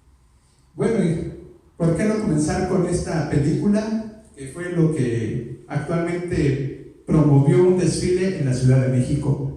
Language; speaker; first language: Spanish; native; Spanish